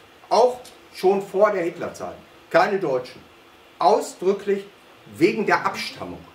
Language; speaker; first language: German; native; German